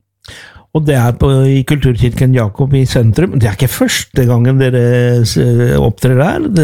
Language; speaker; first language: Norwegian; non-native, fluent; Spanish